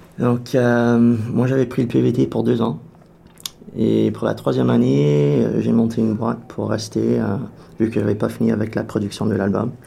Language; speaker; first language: French; native; French